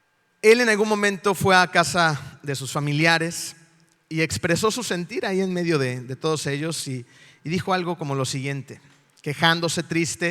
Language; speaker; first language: Spanish; native; Spanish